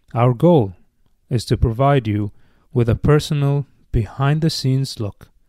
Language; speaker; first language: English; non-native, fluent; Arabic